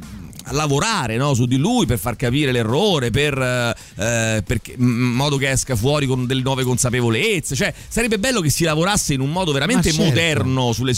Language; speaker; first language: Italian; native; Italian